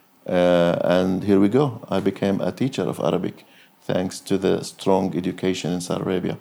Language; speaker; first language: English; non-native, fluent; Arabic